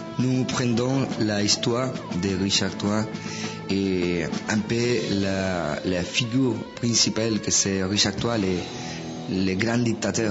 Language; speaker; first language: French; non-native, fluent; Spanish